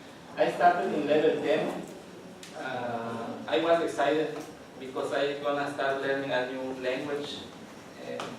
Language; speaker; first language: English; non-native, learner; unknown